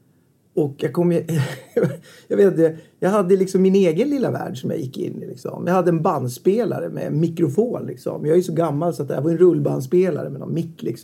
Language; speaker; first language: Swedish; native; Swedish